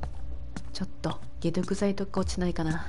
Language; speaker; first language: Japanese; native; Japanese